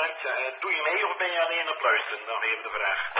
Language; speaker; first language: Dutch; native; Dutch